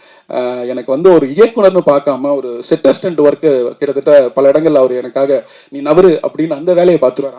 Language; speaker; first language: Tamil; native; Tamil